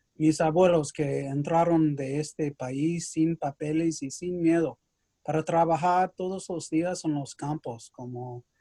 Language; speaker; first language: Spanish; early bilingual, other home language; English